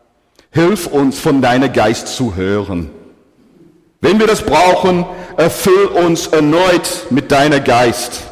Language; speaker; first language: German; non-native, fluent; English